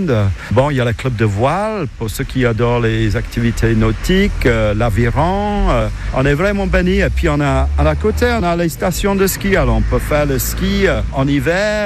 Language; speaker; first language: French; non-native, fluent; English